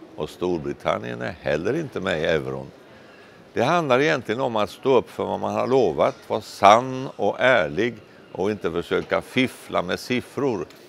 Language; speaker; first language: Swedish; native; Swedish